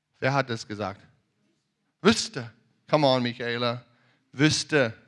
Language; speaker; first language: German; non-native, learner; English